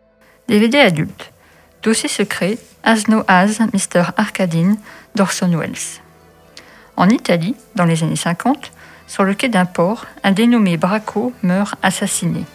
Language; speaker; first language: French; native; French